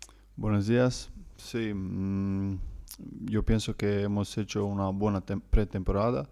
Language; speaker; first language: Spanish; non-native, learner; Croatian